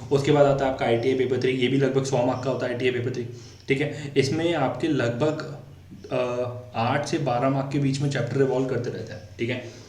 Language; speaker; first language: Hindi; native; Hindi